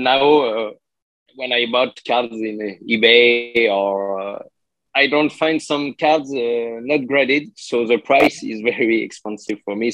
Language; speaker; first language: English; non-native, learner; French